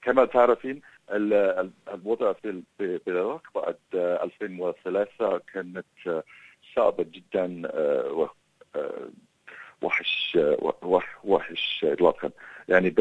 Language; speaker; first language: Arabic; non-native, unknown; English